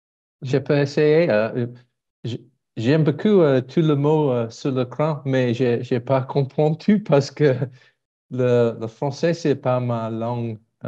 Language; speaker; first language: French; non-native, learner; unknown